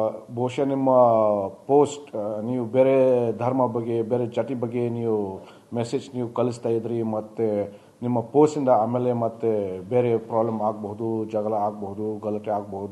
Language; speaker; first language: Kannada; non-native, fluent; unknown